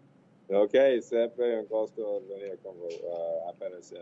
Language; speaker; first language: Portuguese; non-native, fluent; English